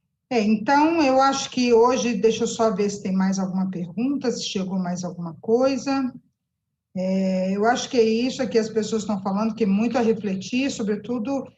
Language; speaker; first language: Portuguese; native; Portuguese